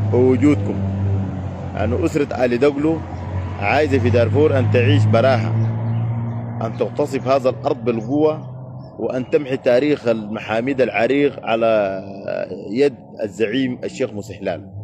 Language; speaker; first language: Arabic; native; Arabic